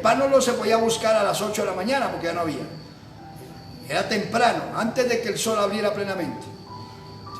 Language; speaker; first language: Spanish; native; Spanish